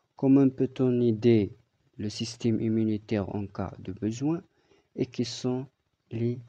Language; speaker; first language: French; non-native, local second language; Arabic